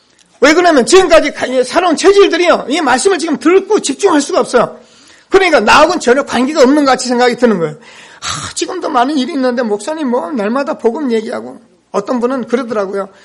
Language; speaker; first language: Korean; native; Korean